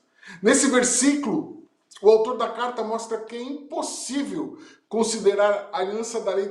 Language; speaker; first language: Portuguese; native; Portuguese